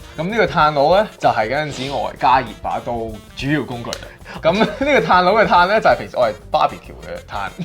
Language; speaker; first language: Cantonese; early bilingual, heritage; Cantonese